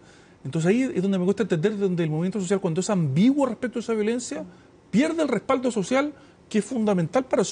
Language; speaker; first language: Spanish; native; Spanish